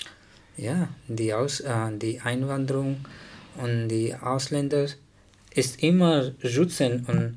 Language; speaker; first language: German; non-native, learner; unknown